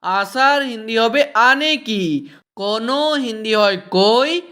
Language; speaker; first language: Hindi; non-native, fluent; Bangla